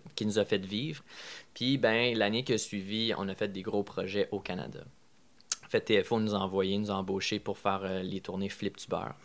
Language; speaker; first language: French; native; French